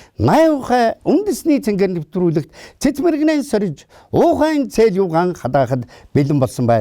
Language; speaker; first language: Mongolian; native; Mongolian